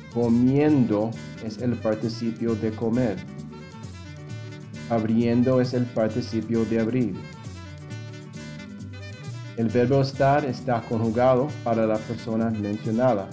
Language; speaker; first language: Spanish; non-native, fluent; English